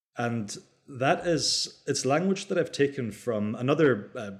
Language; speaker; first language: English; native; English